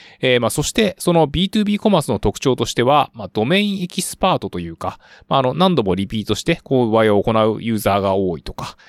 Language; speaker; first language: Japanese; native; Japanese